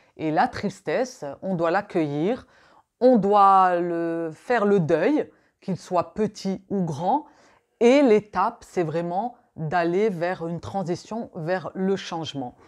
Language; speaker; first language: French; native; French